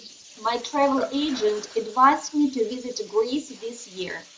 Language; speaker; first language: English; non-native, learner; Russian